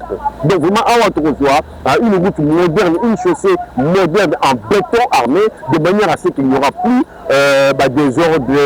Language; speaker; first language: French; non-native, local second language; Lingala